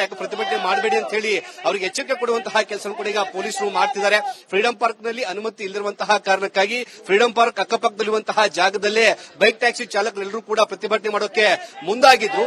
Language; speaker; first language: Kannada; native; Kannada